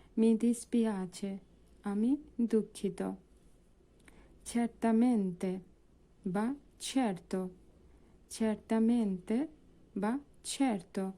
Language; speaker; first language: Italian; non-native, learner; Bangla